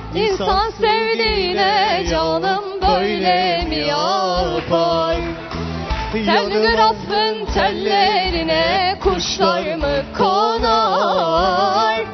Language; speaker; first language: Turkish; native; Turkish